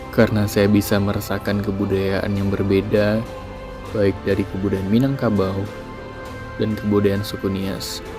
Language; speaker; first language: Indonesian; native; Indonesian